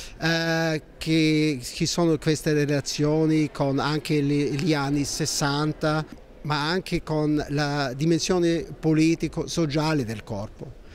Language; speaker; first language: Italian; non-native, fluent; German